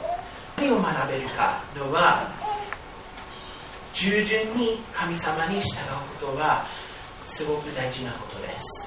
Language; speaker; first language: Japanese; non-native, fluent; English